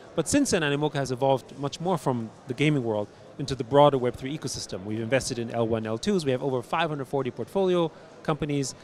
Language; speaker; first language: English; early bilingual, other home language; German